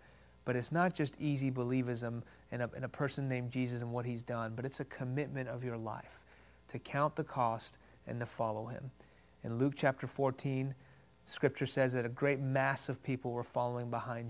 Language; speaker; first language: English; early bilingual, other home language; Persian